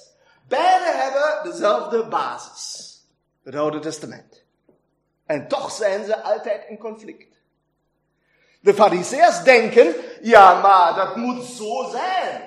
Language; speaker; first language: Dutch; non-native, fluent; German